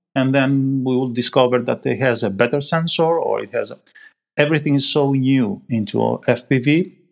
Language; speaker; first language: English; non-native, fluent; Greek